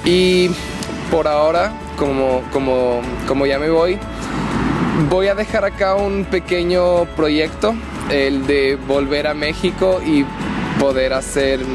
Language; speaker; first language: Spanish; non-native, fluent; Portuguese